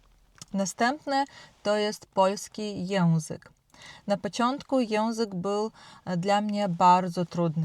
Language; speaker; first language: Polish; non-native, learner; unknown